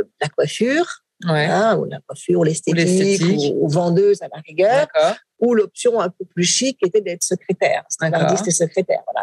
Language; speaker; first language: French; native; French